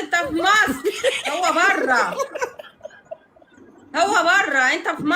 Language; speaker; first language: Arabic; native; Arabic